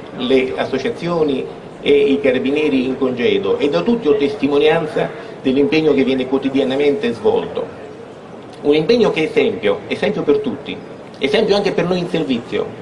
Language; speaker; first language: Italian; native; Italian